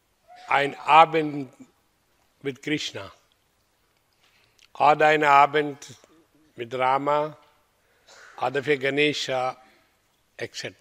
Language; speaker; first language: German; non-native, learner; Hindi